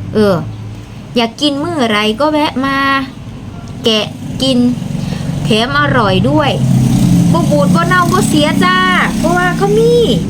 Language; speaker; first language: Thai; non-native, local second language; Lao